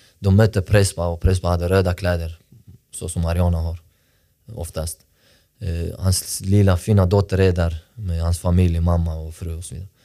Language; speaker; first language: Swedish; early bilingual, other home language; Persian